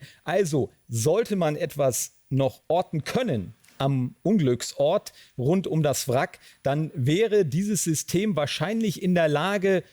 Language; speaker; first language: German; native; German